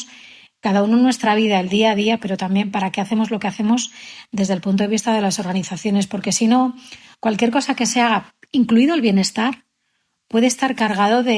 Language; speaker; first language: Spanish; native; Spanish